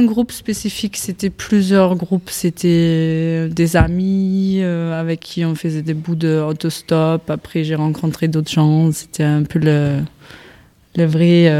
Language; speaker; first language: French; non-native, fluent; German